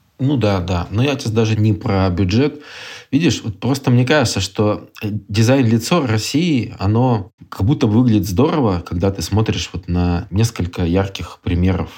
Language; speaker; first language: Russian; native; Russian